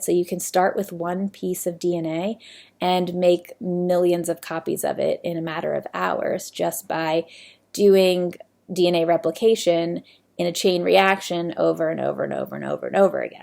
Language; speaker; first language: English; native; English